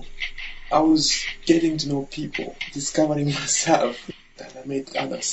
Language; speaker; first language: English; non-native, fluent; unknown